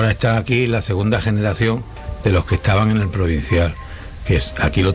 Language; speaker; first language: Spanish; native; Spanish